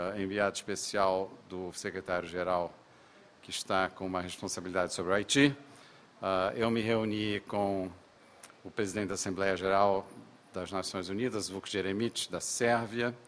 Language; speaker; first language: Portuguese; native; Portuguese